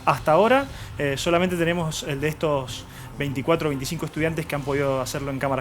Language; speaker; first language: Spanish; native; Spanish